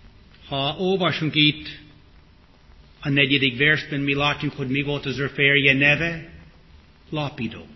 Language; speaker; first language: Hungarian; non-native, fluent; English